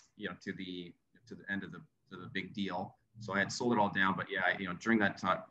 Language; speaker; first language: English; native; English